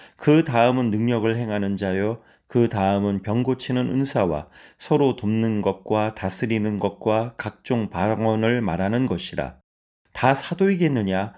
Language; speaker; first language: Korean; native; Korean